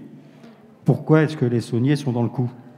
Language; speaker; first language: French; native; French